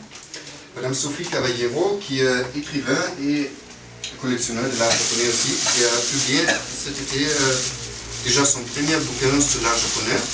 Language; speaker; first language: French; non-native, fluent; German